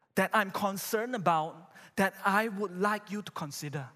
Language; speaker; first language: English; non-native, local second language; Chinese